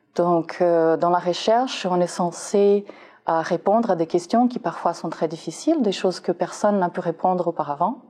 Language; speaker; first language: French; non-native, fluent; Portuguese